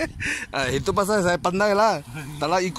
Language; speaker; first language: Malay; non-native, local second language; Cantonese